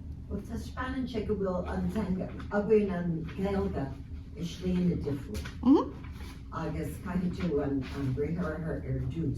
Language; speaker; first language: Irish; non-native, learner; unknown